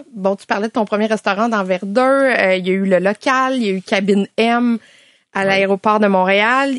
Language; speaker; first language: French; native; French